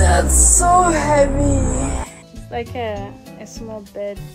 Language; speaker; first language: English; non-native, fluent; Turkish